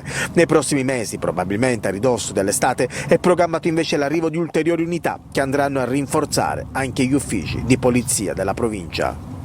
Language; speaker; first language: Italian; native; Italian